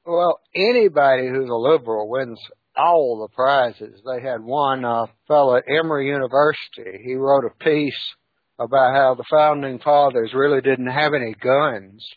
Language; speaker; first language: English; native; English